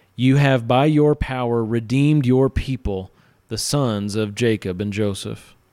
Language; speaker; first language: English; native; English